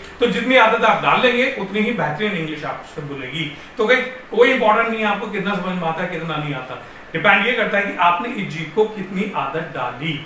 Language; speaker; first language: Hindi; native; Hindi